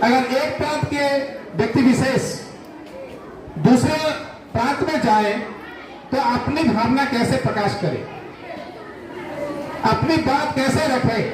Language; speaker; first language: Hindi; non-native, local second language; Odia